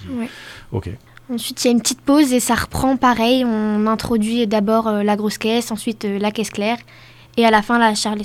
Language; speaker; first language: French; native; French